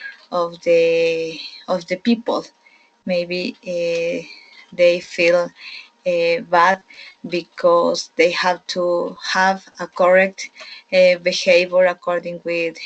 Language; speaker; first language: English; non-native, learner; Spanish